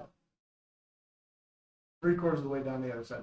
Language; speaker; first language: English; native; English